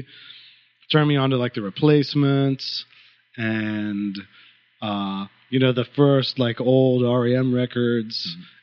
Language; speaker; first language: English; native; English